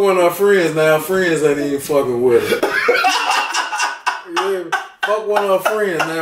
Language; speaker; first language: English; native; English